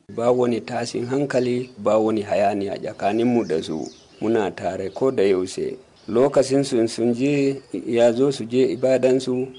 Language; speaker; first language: Hausa; non-native, local second language; Fula